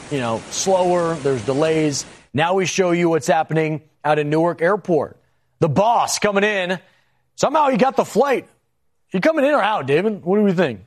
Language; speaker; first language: English; native; English